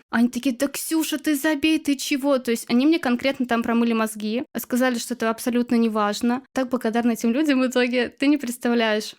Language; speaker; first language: Russian; native; Russian